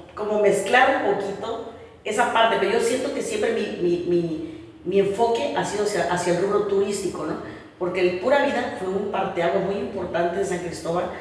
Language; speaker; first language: Spanish; native; Spanish